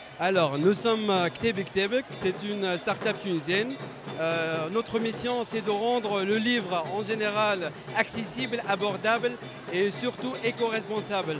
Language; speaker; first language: French; non-native, local second language; Arabic